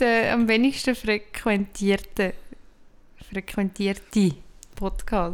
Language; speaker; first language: German; native; German